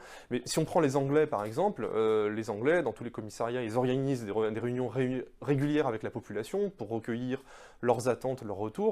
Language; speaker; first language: French; native; French